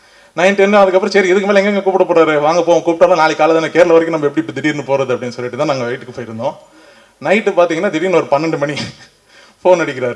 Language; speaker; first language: Tamil; native; Tamil